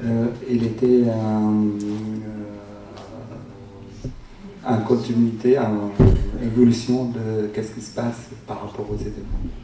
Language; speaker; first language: French; non-native, fluent; Arabic